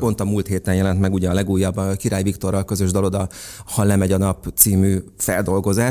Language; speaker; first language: Hungarian; native; Hungarian